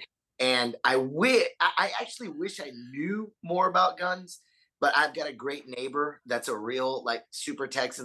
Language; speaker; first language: English; native; English